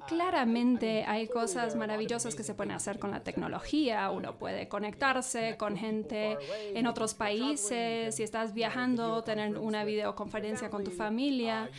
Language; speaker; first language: Spanish; non-native, fluent; English